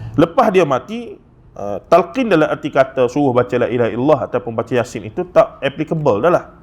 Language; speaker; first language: Malay; native; Malay